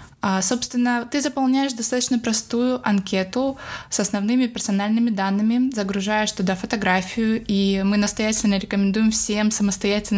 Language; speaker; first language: Russian; native; Russian